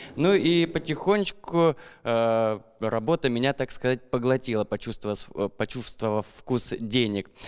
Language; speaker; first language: Russian; native; Russian